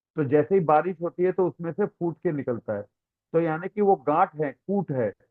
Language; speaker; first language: Hindi; non-native, local second language; Tamil